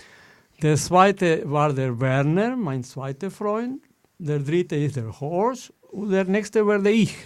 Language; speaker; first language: German; non-native, fluent; Spanish